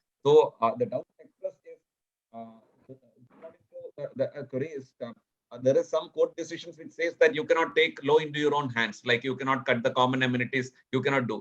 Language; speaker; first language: English; non-native, local second language; Malayalam